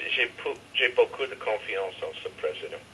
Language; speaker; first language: French; non-native, fluent; English